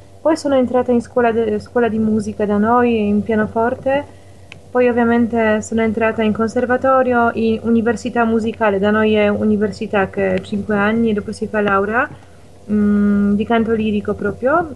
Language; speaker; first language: Italian; non-native, fluent; Polish